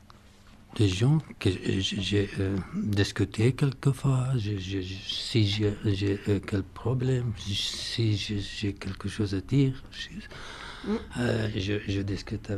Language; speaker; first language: French; non-native, learner; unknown